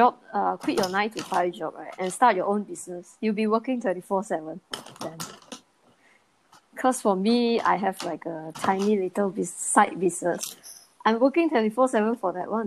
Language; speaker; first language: English; non-native, local second language; Chinese